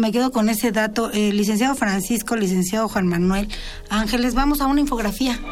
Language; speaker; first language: Spanish; native; Spanish